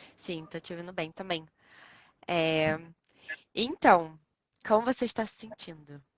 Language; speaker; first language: Portuguese; native; Portuguese